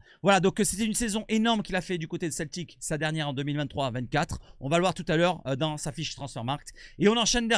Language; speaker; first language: French; native; French